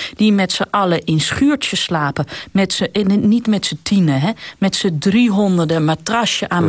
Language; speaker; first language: Dutch; native; Dutch